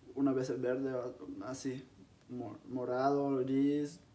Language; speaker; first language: Spanish; native; Spanish